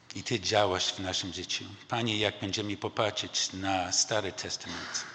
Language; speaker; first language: Polish; non-native, learner; English